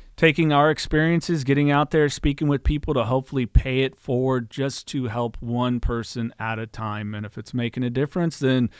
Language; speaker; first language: English; native; English